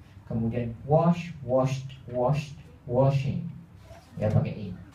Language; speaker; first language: English; non-native, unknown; Indonesian